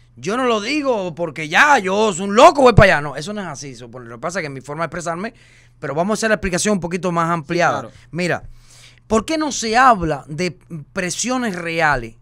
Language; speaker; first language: Spanish; native; Spanish